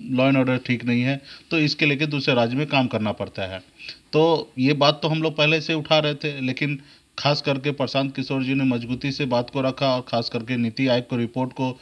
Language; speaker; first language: Hindi; native; Hindi